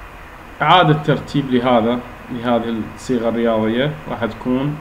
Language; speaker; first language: Arabic; native; Arabic